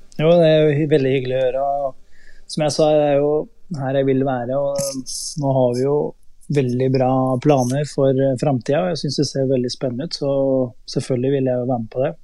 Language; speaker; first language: Norwegian; native; Norwegian